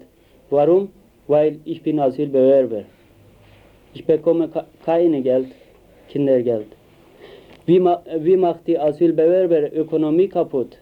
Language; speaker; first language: German; non-native, learner; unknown